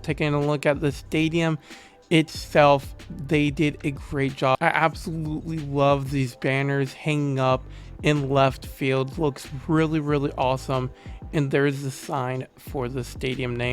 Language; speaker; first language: English; native; English